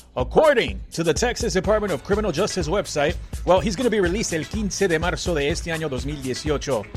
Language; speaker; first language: English; early bilingual, other home language; Spanish